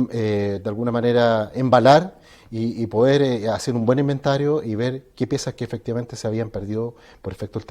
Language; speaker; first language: Spanish; native; Spanish